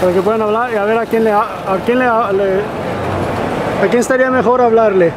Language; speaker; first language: Spanish; early bilingual, heritage; Spanish